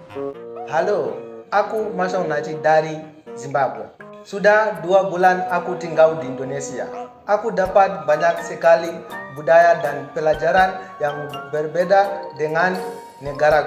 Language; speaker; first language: Indonesian; non-native, learner; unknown